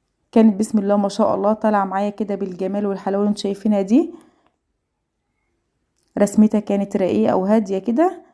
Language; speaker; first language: Arabic; native; Arabic